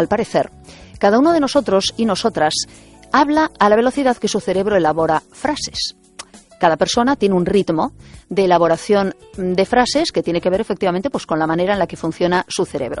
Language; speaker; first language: Spanish; native; Spanish